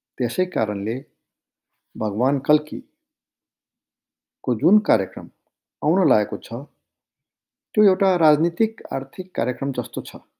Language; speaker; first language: Nepali; non-native, local second language; Maithili